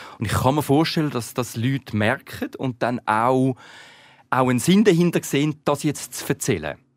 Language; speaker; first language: German; native; German